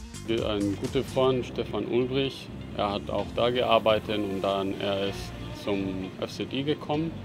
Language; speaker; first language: German; non-native, fluent; Spanish